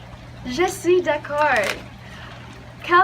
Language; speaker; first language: French; non-native, learner; English